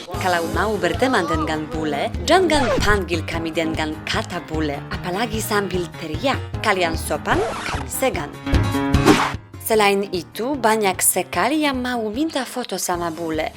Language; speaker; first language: Indonesian; non-native, fluent; Polish